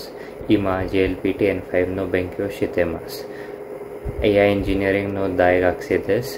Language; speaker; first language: Japanese; non-native, learner; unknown